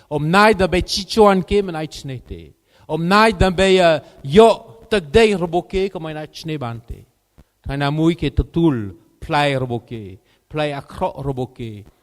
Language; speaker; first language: Khmer; non-native, fluent; French